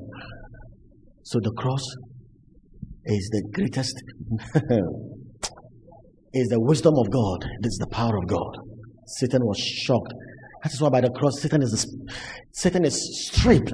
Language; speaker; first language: English; non-native, local second language; Akan